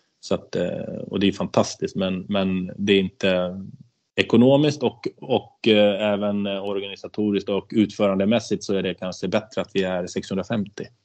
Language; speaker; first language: Swedish; native; Swedish